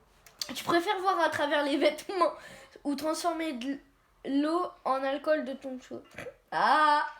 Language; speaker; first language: French; native; French